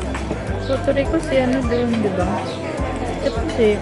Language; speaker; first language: French; non-native, learner; Filipino